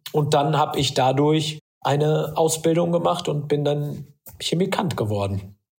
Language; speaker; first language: German; early bilingual, other home language; Arabic